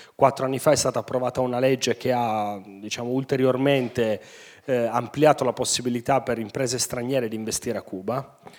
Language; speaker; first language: Italian; native; Italian